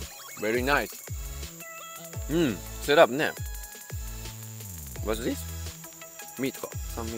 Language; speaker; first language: English; non-native, learner; Japanese